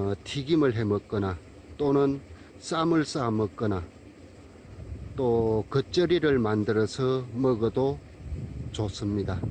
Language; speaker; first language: Korean; native; Korean